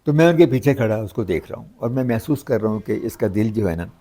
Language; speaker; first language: Urdu; non-native, local second language; Punjabi